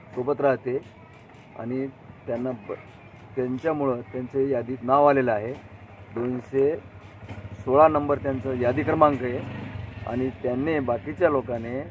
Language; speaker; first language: Marathi; non-native, local second language; Lambadi